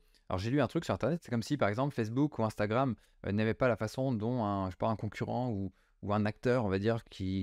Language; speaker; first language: French; native; French